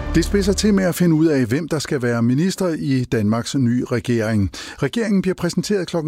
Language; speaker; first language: Danish; native; Danish